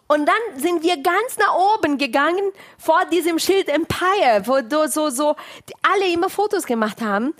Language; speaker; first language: German; non-native, fluent; Portuguese